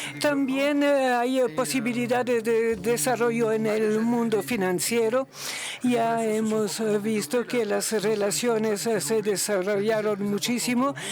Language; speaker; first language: Spanish; non-native, fluent; Luxembourgish